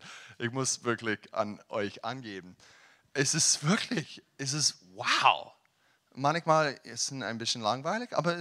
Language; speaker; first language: German; non-native, learner; English